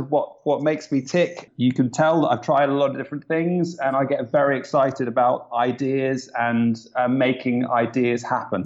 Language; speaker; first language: English; native; English